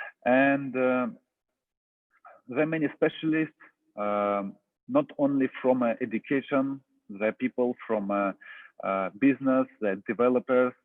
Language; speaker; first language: English; non-native, fluent; Russian